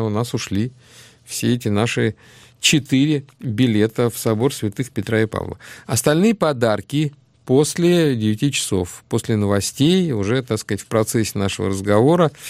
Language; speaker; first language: Russian; native; Russian